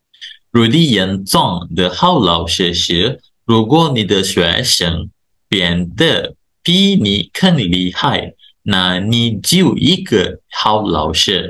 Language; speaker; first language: Chinese; non-native, local second language; Malay